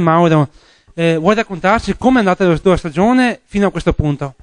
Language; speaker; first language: Italian; native; Italian